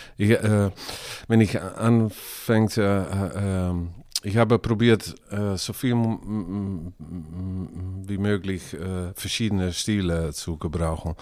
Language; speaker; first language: German; non-native, learner; Dutch